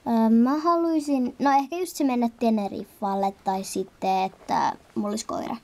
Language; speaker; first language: Finnish; native; Finnish